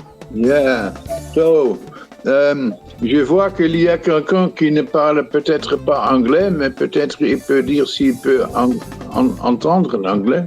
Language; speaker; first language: French; non-native, fluent; Dutch